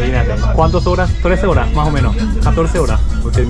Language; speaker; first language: Spanish; non-native, learner; Japanese